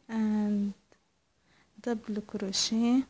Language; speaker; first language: English; non-native, learner; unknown